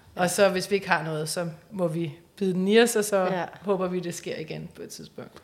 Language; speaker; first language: Danish; native; Danish